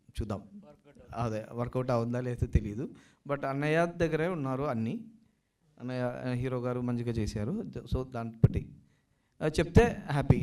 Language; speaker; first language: Telugu; non-native, learner; Malayalam